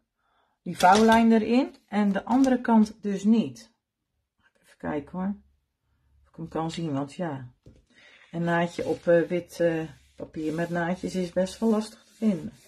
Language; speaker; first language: Dutch; native; Dutch